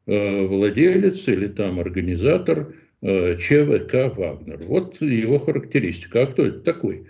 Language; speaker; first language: Russian; native; Russian